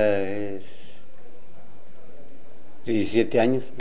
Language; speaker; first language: Spanish; native; Spanish